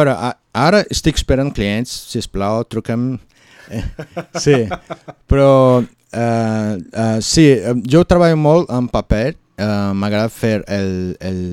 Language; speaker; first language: Catalan; non-native, learner; Portuguese